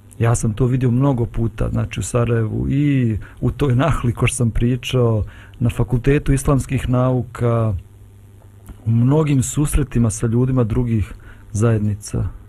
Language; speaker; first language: Bosnian; native; Bosnian